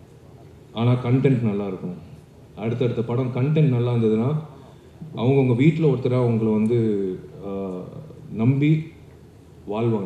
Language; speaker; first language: Tamil; native; Tamil